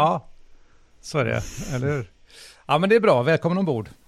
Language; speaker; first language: Swedish; native; Swedish